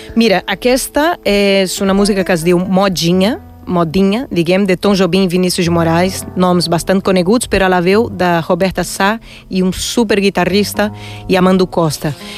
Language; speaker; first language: Catalan; non-native, fluent; Portuguese